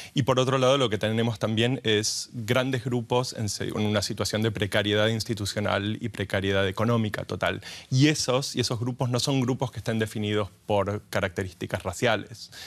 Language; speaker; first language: Spanish; native; Spanish